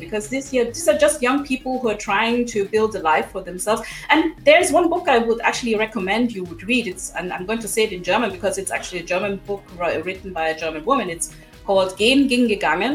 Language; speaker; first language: English; non-native, local second language; German